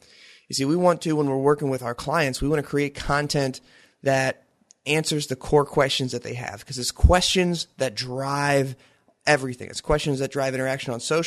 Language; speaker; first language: English; native; English